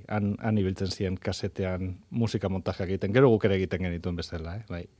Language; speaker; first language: Basque; non-native, local second language; Spanish